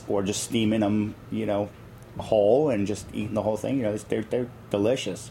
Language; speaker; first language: English; native; English